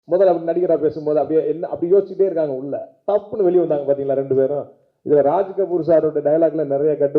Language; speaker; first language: Tamil; native; Tamil